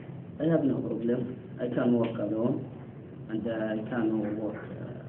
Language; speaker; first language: English; non-native, learner; Arabic